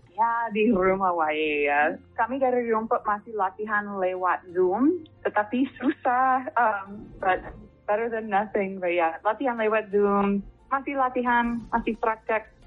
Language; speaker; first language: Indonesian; non-native, fluent; English